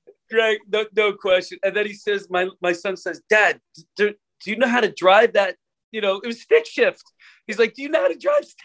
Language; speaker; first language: English; native; English